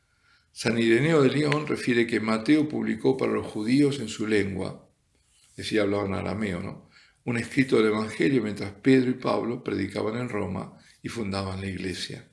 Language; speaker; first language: Spanish; native; Spanish